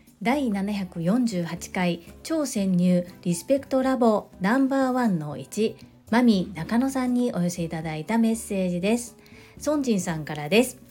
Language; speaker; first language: Japanese; native; Japanese